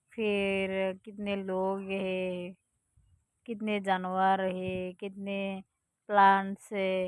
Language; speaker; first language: Hindi; non-native, fluent; Bangla